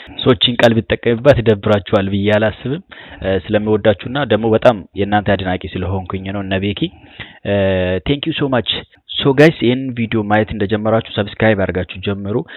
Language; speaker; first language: Amharic; non-native, local second language; Oromo